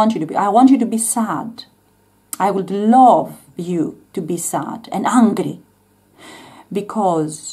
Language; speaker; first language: English; non-native, fluent; Greek